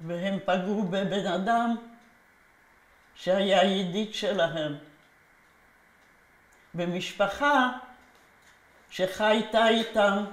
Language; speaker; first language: Hebrew; non-native, fluent; Polish